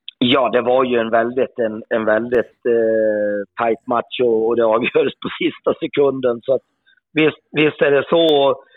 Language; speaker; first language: Swedish; native; Swedish